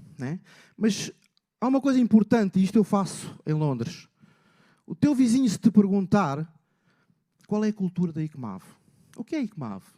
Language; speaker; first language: Portuguese; native; Portuguese